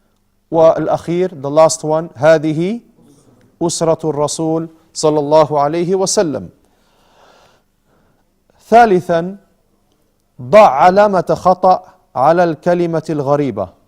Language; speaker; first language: Arabic; non-native, fluent; English